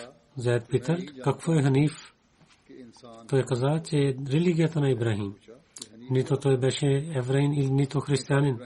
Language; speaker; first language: Bulgarian; non-native, learner; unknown